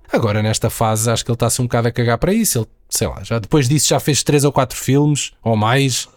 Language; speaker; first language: Portuguese; native; Portuguese